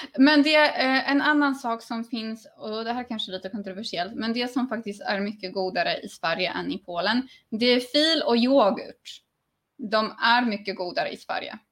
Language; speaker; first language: Swedish; early bilingual, other home language; Polish